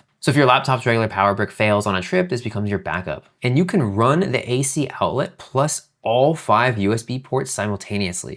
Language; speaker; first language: English; native; English